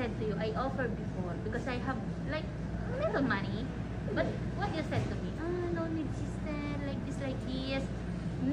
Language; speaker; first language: English; non-native, local second language; Filipino